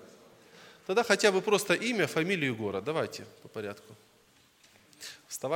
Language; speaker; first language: Russian; native; Russian